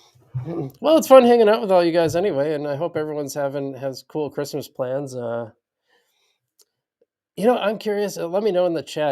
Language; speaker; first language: English; native; English